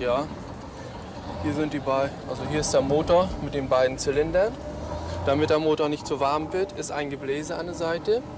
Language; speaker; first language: German; native; German